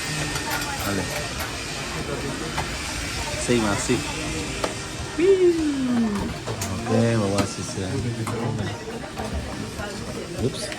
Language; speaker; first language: French; non-native, learner; Spanish